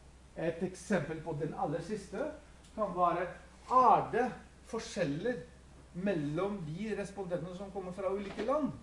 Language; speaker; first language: Norwegian; non-native, fluent; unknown